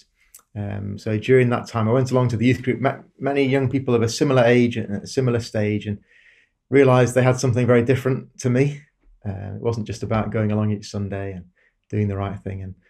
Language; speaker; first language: English; native; English